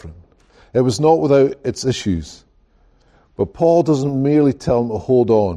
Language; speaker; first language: English; native; English